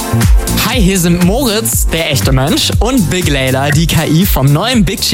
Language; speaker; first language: German; native; German